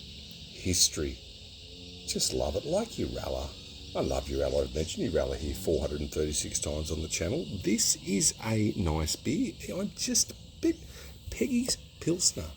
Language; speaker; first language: English; native; English